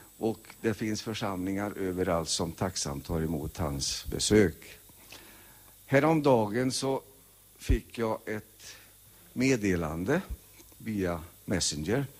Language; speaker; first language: Swedish; early bilingual, heritage; Swedish